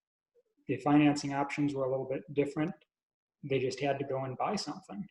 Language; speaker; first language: English; native; English